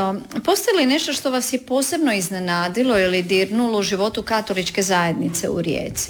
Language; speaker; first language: Serbian; native; Serbian